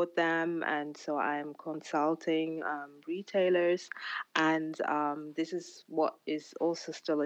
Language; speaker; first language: English; non-native, local second language; Ganda